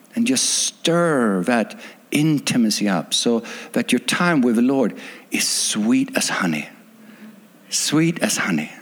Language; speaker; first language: English; non-native, fluent; Swedish